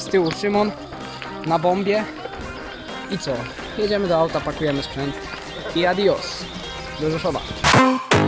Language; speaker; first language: Polish; native; Polish